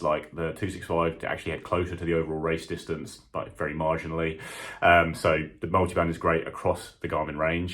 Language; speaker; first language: English; native; English